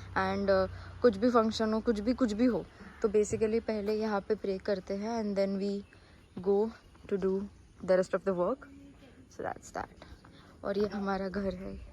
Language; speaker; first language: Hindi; non-native, local second language; Marathi